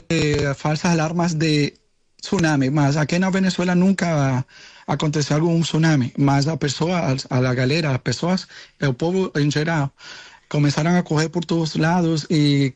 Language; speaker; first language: Portuguese; non-native, learner; Spanish